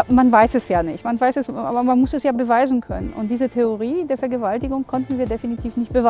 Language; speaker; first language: German; native; German